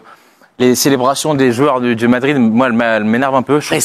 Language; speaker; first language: French; native; French